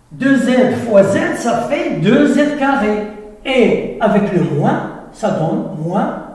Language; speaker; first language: French; non-native, local second language; Arabic